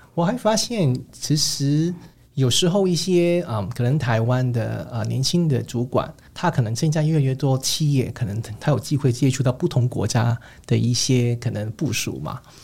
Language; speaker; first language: Chinese; non-native, local second language; Cantonese